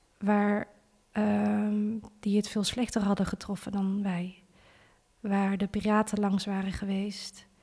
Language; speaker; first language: Dutch; early bilingual, other home language; Vietnamese